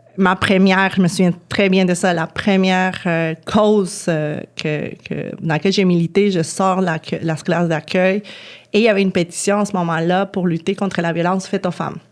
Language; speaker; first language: French; non-native, fluent; Spanish